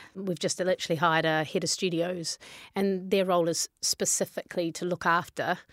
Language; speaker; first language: English; native; English